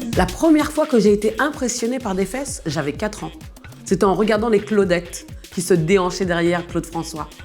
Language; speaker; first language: French; early bilingual, other home language; Bambara